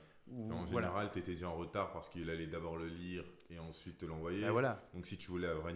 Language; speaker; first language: French; native; French